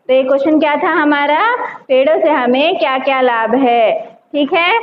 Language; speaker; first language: Hindi; non-native, local second language; Telugu